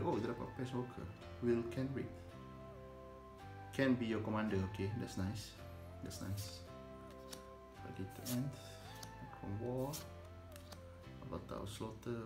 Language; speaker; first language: English; non-native, local second language; Malay